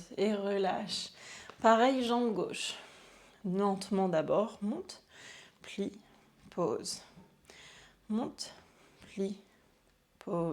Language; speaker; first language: French; native; French